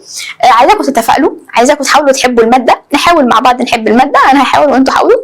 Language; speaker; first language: Arabic; native; Arabic